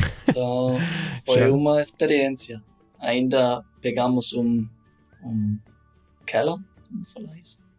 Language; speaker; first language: Portuguese; non-native, learner; German